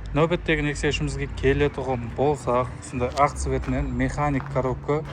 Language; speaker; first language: Uzbek; non-native, local second language; Kara-Kalpak